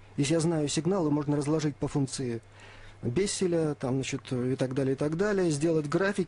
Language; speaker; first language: Russian; native; Russian